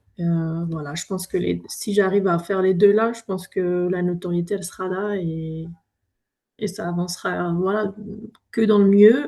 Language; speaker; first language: French; native; French